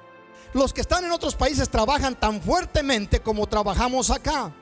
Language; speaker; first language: Spanish; native; Spanish